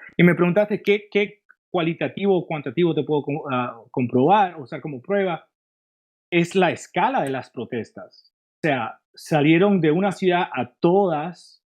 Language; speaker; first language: Spanish; early bilingual, heritage; Spanish